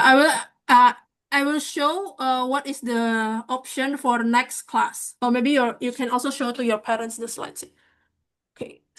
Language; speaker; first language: English; non-native, fluent; Indonesian